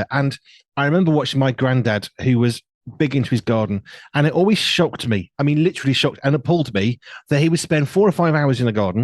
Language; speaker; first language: English; native; English